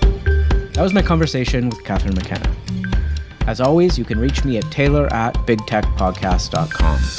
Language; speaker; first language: English; native; English